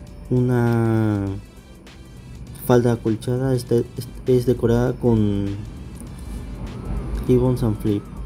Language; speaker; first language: Spanish; native; Spanish